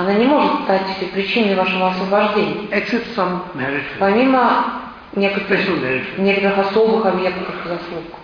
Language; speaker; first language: Russian; native; Russian